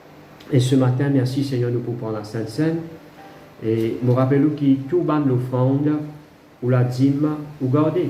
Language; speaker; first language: French; non-native, local second language; Morisyen